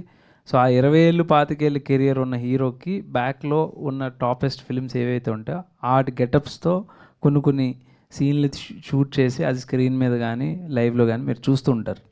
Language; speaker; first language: Telugu; native; Telugu